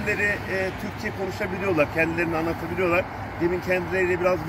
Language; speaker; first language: Turkish; native; Turkish